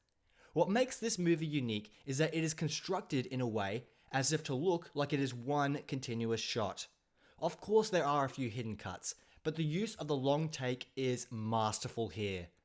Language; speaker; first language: English; native; English